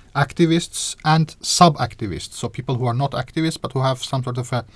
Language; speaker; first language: English; non-native, fluent; Azerbaijani